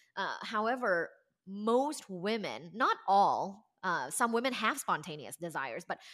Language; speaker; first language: English; non-native, fluent; Thai